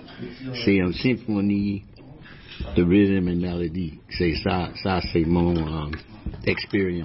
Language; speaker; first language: French; non-native, fluent; English